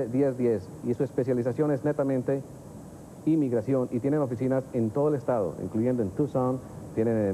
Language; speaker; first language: Spanish; native; Spanish